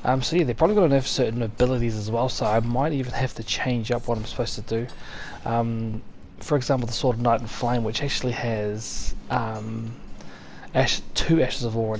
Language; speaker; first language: English; native; English